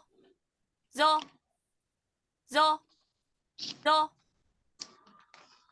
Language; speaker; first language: Japanese; non-native, learner; Filipino